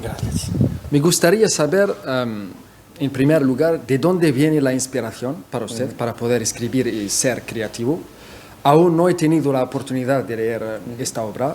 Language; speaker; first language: Spanish; non-native, fluent; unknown